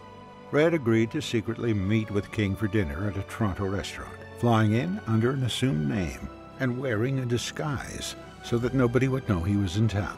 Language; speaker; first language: English; native; English